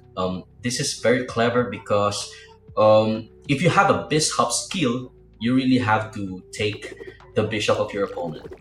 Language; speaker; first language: English; non-native, local second language; Filipino